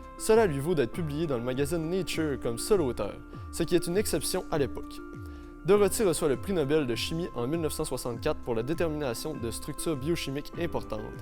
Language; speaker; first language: French; native; French